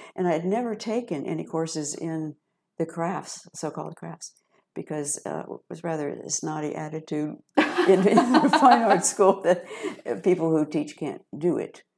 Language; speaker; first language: English; native; English